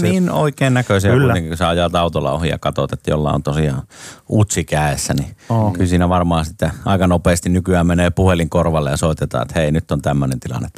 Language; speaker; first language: Finnish; native; Finnish